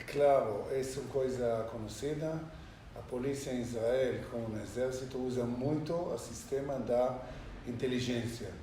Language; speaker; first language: Portuguese; non-native, learner; Hebrew